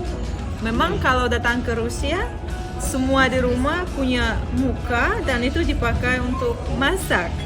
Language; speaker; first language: Indonesian; non-native, fluent; Russian